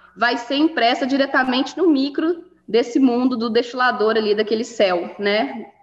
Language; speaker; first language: Portuguese; native; Portuguese